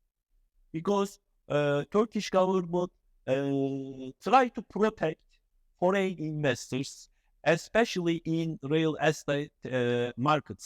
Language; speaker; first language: English; non-native, fluent; Turkish